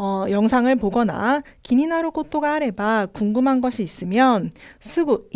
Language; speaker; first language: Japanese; non-native, fluent; Korean